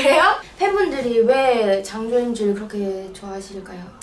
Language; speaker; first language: Korean; native; Korean